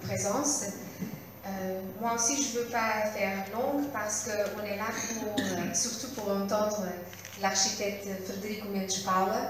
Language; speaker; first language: French; non-native, local second language; Portuguese